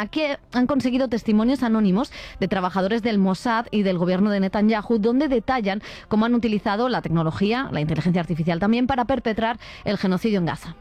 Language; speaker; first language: Spanish; native; Spanish